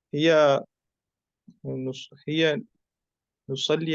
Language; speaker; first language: Arabic; non-native, learner; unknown